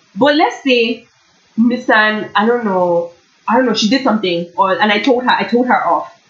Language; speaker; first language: English; non-native, local second language; Yoruba